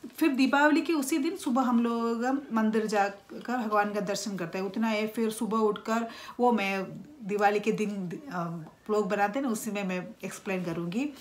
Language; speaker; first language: Hindi; non-native, local second language; Malayalam